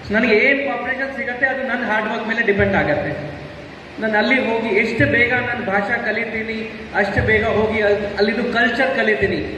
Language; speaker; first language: Kannada; non-native, fluent; Hindi